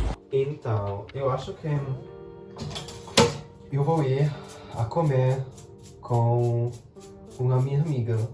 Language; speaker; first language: Portuguese; non-native, learner; English